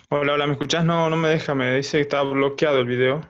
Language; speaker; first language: Spanish; native; Spanish